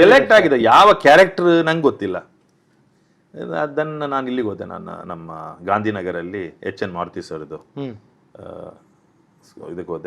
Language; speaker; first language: Kannada; non-native, local second language; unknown